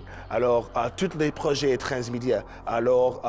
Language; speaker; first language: French; non-native, local second language; English